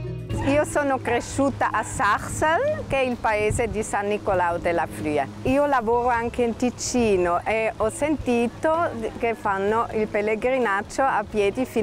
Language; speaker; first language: Italian; non-native, local second language; German